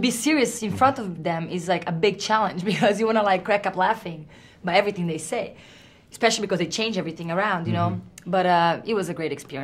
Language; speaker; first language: English; non-native, fluent; Portuguese